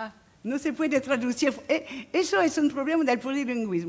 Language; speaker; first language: Spanish; non-native, fluent; French